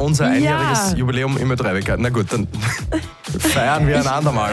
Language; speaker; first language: German; native; German